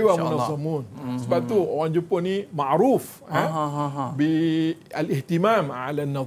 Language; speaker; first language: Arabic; non-native, fluent; Malay